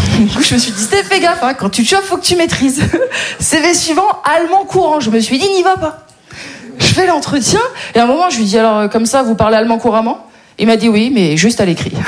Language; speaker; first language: French; native; French